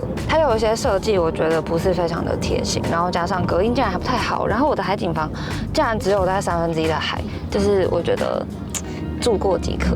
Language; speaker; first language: Chinese; native; Chinese